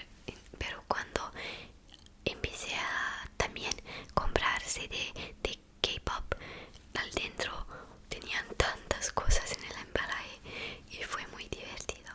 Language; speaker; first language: Spanish; non-native, fluent; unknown